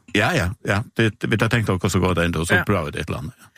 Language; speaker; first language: Danish; non-native, local second language; Faroese